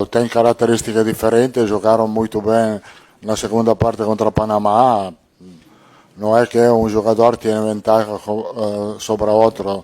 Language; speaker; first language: Portuguese; non-native, fluent; Italian